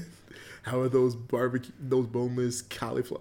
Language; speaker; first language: English; native; English